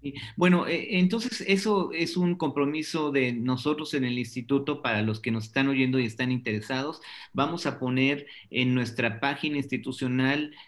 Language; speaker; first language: Spanish; native; Spanish